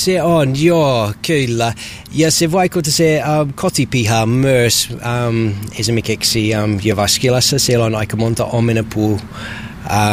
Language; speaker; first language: Finnish; non-native, learner; English